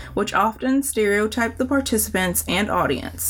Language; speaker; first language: English; native; English